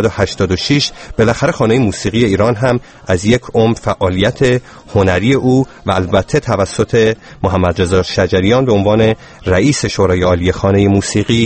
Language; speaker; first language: Persian; native; Persian